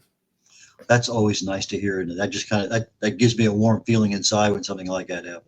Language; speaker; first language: English; native; English